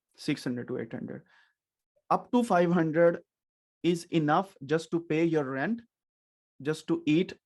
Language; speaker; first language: Urdu; native; Urdu